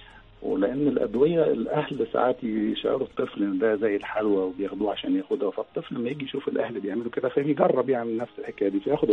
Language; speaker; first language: Arabic; native; Arabic